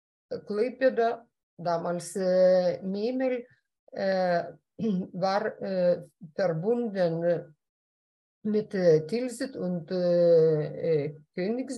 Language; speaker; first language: German; non-native, fluent; Lithuanian